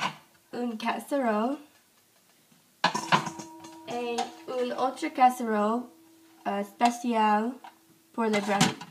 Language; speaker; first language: French; non-native, learner; English